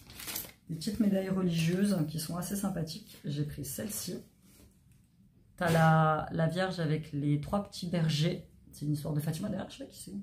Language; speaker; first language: French; native; French